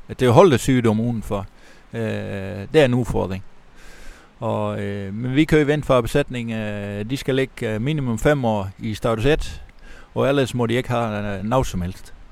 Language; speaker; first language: Danish; non-native, fluent; Dutch